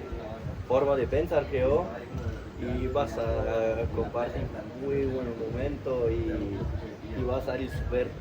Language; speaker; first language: Spanish; non-native, fluent; French